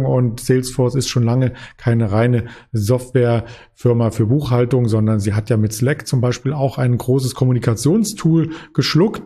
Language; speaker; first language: German; native; German